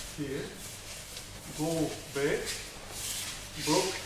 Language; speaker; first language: English; non-native, learner; Russian